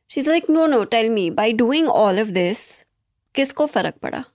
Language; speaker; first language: English; native; English